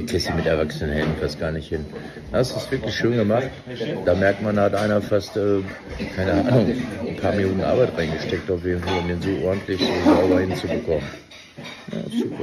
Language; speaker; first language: German; native; German